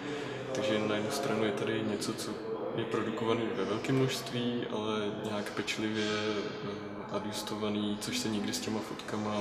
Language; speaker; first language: Czech; native; Czech